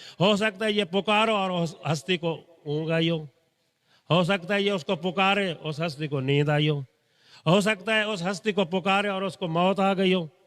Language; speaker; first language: Urdu; non-native, local second language; Saraiki